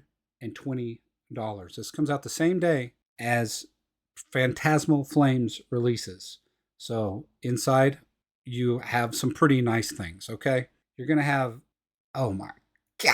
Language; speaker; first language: English; native; English